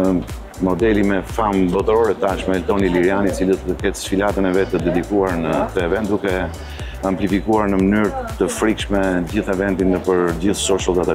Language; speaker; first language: Albanian; native; Albanian